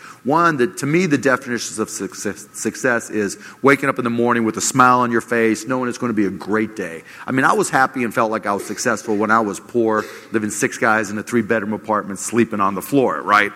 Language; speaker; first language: English; native; English